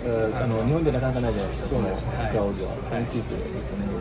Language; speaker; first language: Japanese; non-native, fluent; Urdu